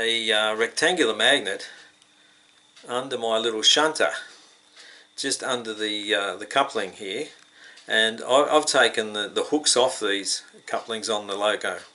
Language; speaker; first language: English; native; English